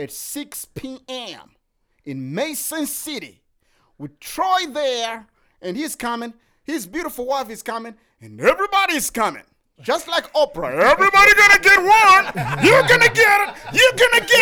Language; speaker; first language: English; non-native, local second language; Shona